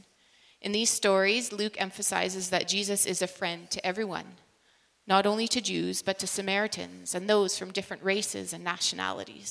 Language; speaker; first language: English; native; English